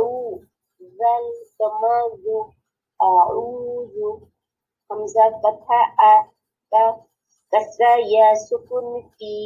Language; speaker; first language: Arabic; non-native, learner; Bangla